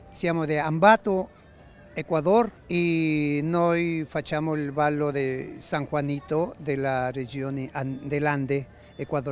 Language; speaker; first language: Italian; non-native, learner; Spanish